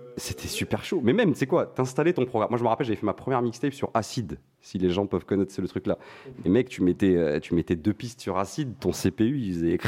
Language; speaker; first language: French; non-native, local second language; Arabic